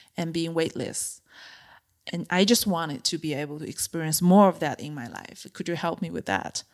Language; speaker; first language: English; non-native, fluent; Chinese